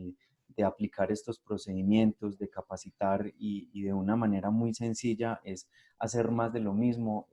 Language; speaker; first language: Spanish; native; Spanish